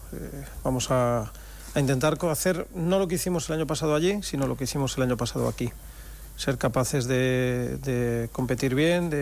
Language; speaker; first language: Spanish; native; Spanish